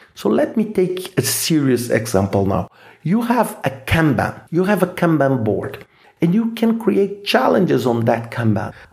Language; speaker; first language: English; non-native, fluent; Portuguese